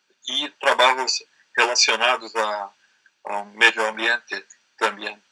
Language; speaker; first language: Spanish; non-native, learner; Portuguese